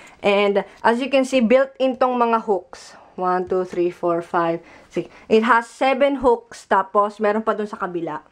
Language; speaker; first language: Filipino; native; Filipino